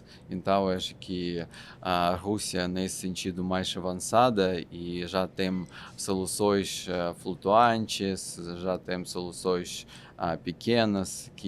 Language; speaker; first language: Portuguese; non-native, fluent; Russian